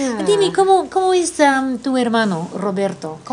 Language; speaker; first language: Spanish; non-native, fluent; English